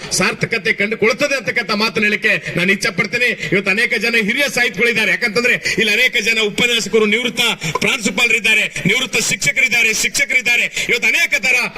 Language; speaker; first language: Kannada; native; Kannada